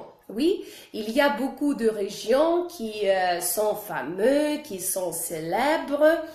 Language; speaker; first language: French; non-native, fluent; Russian